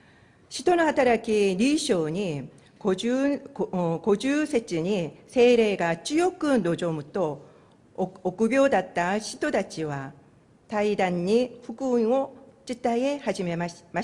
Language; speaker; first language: Japanese; non-native, fluent; Korean